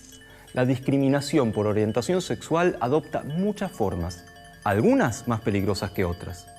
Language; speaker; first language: Spanish; native; Spanish